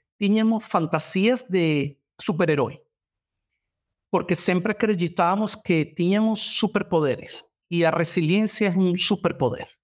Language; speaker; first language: Portuguese; non-native, learner; Spanish